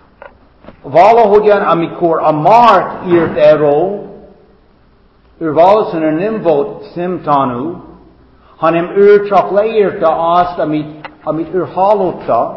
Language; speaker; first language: Hungarian; non-native, fluent; English